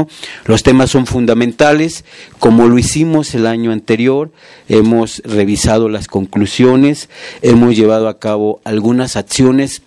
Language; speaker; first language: Spanish; native; Spanish